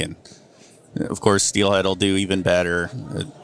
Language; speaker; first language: English; native; English